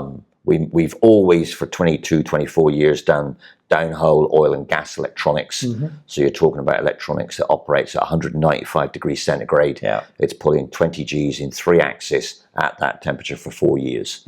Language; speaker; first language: English; native; English